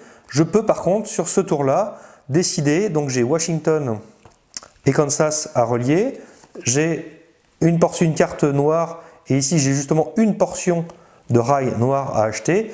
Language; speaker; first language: French; native; French